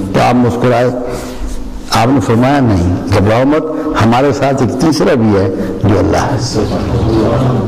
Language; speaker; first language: Urdu; non-native, local second language; Punjabi